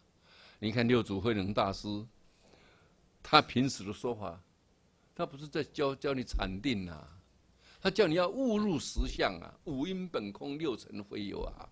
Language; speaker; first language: Chinese; native; Chinese